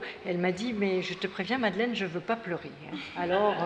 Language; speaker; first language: French; native; French